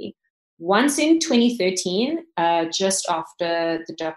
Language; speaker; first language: English; native; English